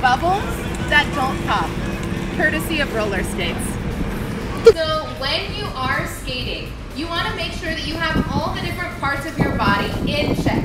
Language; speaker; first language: English; native; English